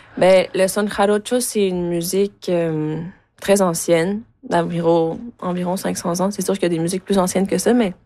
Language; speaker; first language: French; early bilingual, other home language; Spanish